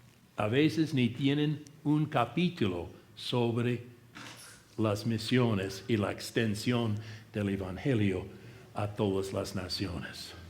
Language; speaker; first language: Spanish; non-native, fluent; English